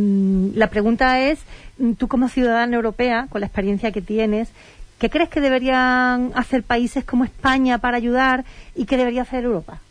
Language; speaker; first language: Spanish; native; Spanish